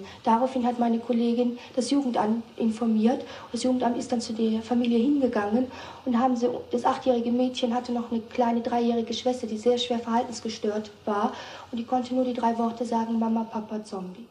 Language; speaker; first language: German; native; German